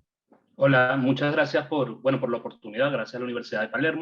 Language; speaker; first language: Spanish; native; Spanish